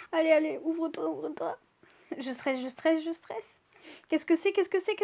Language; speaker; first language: French; native; French